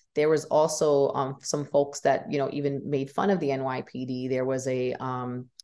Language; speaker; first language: English; native; English